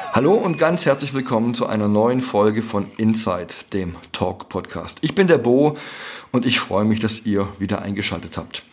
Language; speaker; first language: German; native; German